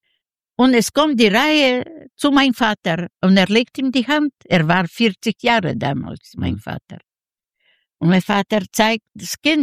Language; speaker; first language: German; non-native, learner; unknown